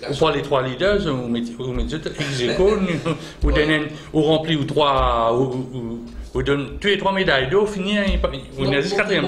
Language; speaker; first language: French; non-native, local second language; Morisyen